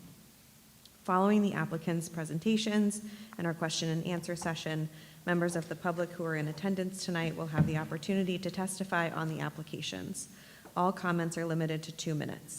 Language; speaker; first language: English; native; English